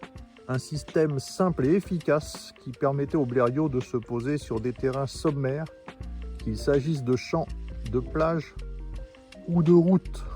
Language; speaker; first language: French; native; French